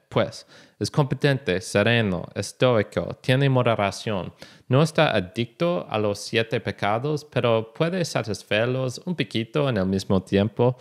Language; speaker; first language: Spanish; non-native, learner; English